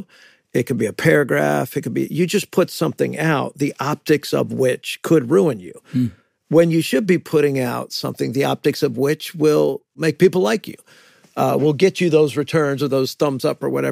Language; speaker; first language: English; native; English